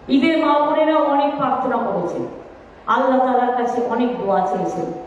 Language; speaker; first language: Bangla; native; Bangla